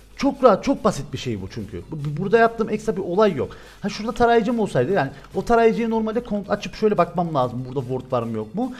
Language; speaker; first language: Turkish; native; Turkish